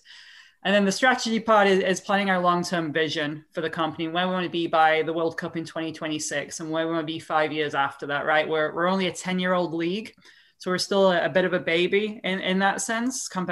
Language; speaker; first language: English; native; English